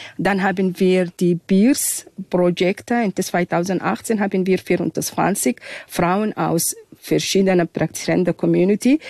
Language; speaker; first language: German; non-native, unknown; Arabic